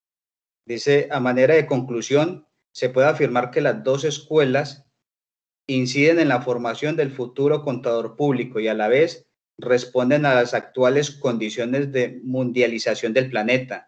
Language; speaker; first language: Spanish; native; Spanish